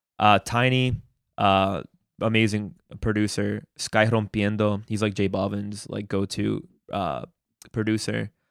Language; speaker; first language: English; early bilingual, other home language; Spanish